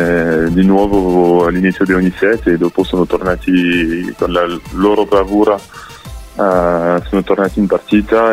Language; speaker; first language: Italian; non-native, fluent; French